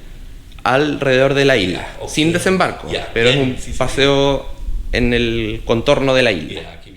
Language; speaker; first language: Spanish; native; Spanish